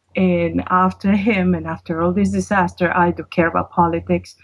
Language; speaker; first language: English; non-native, fluent; Spanish